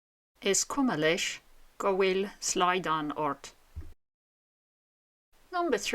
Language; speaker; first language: Irish; non-native, fluent; English